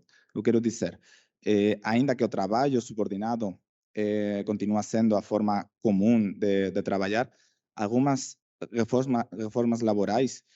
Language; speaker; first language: Portuguese; non-native, fluent; Spanish